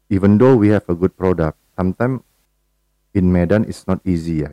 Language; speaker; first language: English; non-native, fluent; Indonesian